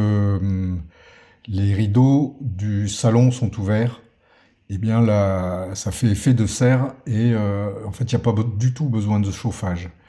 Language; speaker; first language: French; native; French